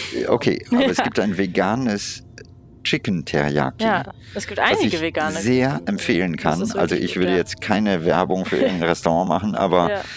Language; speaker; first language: German; non-native, fluent; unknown